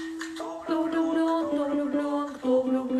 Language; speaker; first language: Russian; native; Russian